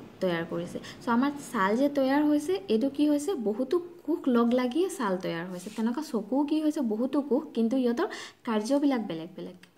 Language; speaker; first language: Assamese; non-native, local second language; Bangla